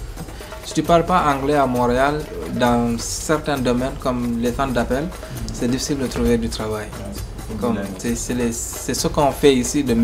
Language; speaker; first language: French; non-native, local second language; Fula